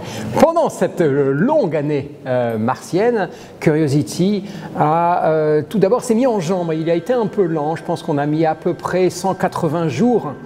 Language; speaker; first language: French; native; French